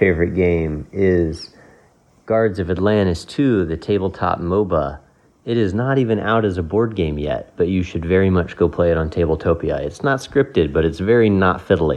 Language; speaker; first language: English; non-native, fluent; French